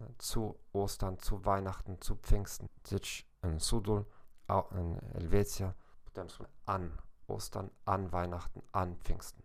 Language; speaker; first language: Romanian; non-native, fluent; German